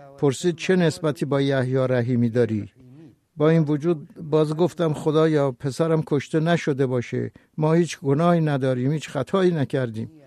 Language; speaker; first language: Persian; non-native, local second language; Kurdish